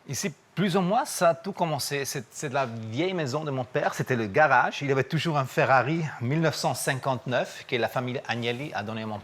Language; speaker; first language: French; non-native, fluent; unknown